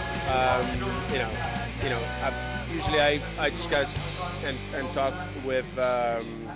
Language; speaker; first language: English; non-native, fluent; Portuguese